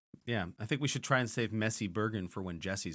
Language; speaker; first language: English; native; English